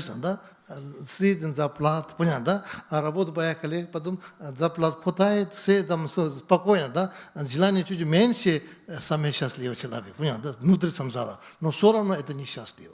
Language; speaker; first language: Russian; non-native, learner; Tibetan